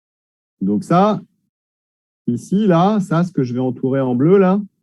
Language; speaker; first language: French; native; French